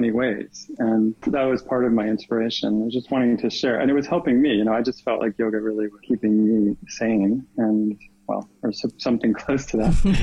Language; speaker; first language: English; native; English